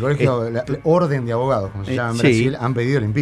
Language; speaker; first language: Spanish; native; Spanish